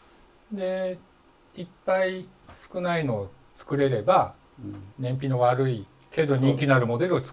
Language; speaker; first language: Japanese; native; Japanese